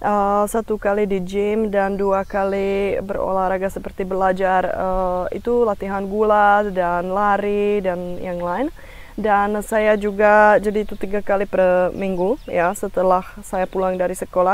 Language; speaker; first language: Indonesian; non-native, fluent; Czech